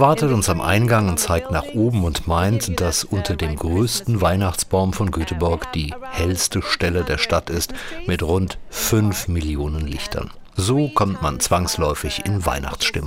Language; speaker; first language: German; native; German